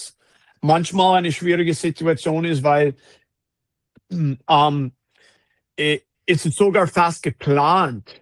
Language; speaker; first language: German; non-native, fluent; English